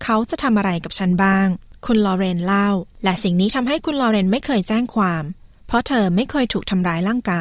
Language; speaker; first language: Thai; native; Thai